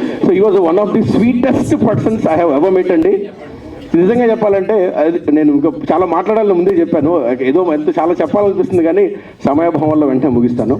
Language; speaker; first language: Telugu; native; Telugu